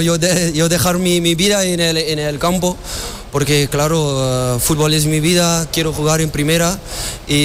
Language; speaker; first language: Spanish; non-native, learner; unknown